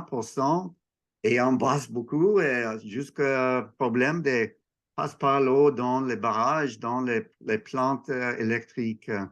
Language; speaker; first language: French; non-native, learner; English